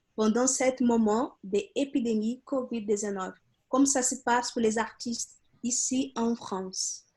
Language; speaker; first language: French; non-native, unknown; Portuguese